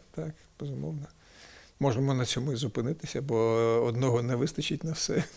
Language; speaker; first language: Ukrainian; non-native, local second language; Russian